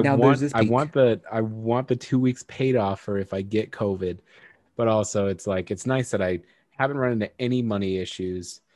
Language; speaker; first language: English; native; English